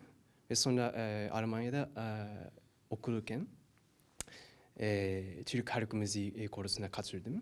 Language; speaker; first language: Turkish; non-native, learner; Japanese